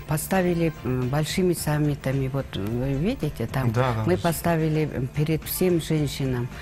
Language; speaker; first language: Russian; non-native, local second language; Kazakh